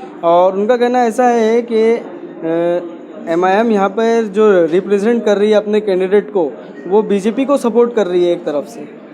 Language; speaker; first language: Hindi; native; Hindi